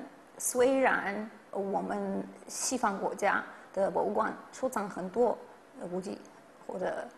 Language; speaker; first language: Chinese; non-native, fluent; Polish